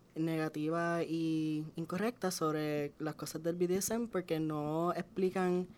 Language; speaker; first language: Spanish; native; Spanish